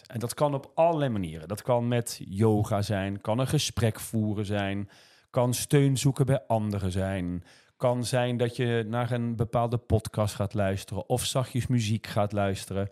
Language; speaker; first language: Dutch; native; Dutch